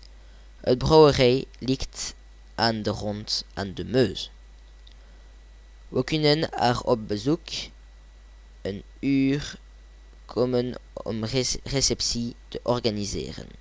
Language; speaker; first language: Dutch; non-native, learner; French